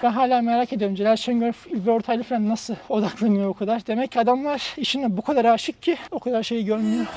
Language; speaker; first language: Turkish; native; Turkish